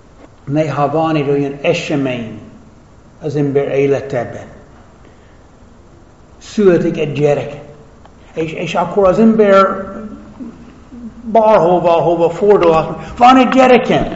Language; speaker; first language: Hungarian; non-native, fluent; English